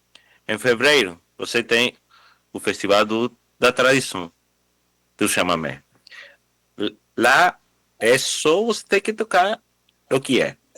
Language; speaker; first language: Portuguese; non-native, fluent; Spanish